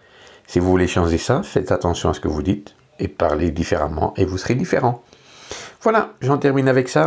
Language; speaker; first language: French; native; French